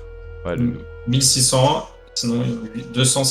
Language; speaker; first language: French; native; French